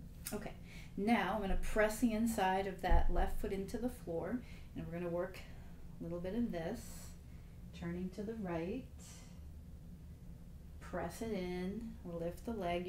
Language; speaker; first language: English; native; English